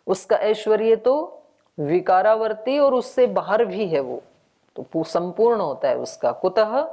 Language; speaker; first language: Hindi; native; Hindi